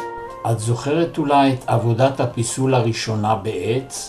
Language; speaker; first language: Hebrew; native; Hebrew